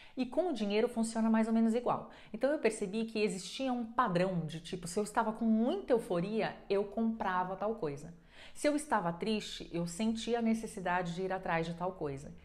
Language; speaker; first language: Portuguese; native; Portuguese